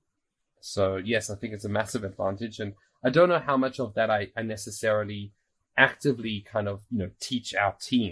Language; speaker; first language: English; native; English